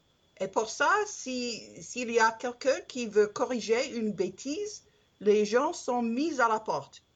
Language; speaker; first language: French; non-native, learner; English